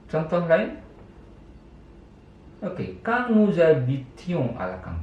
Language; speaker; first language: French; non-native, fluent; Indonesian